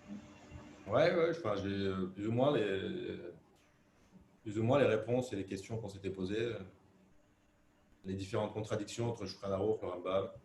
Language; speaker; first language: French; native; French